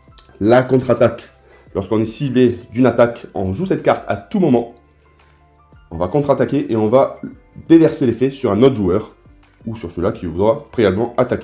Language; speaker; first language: French; native; French